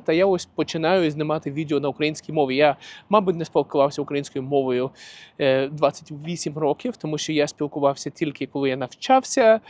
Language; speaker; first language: Ukrainian; non-native, local second language; Russian